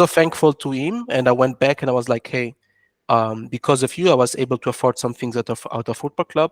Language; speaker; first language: English; non-native, fluent; French